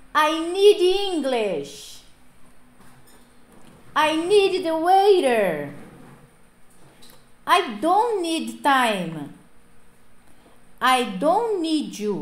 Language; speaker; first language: English; non-native, fluent; Portuguese